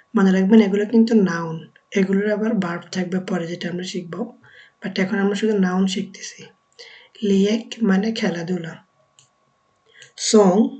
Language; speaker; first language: Bangla; native; Bangla